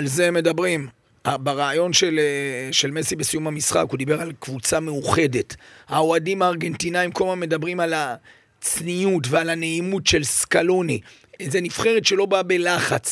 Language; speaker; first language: Hebrew; native; Hebrew